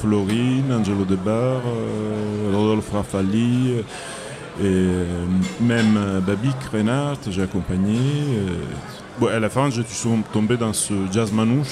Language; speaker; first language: French; early bilingual, other home language; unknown